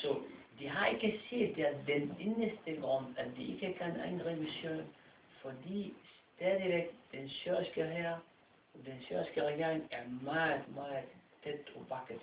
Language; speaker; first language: Danish; non-native, fluent; Arabic